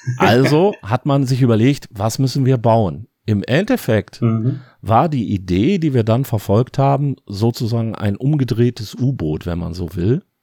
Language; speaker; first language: German; native; German